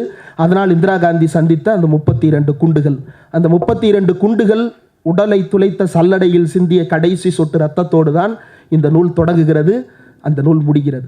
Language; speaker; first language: Tamil; native; Tamil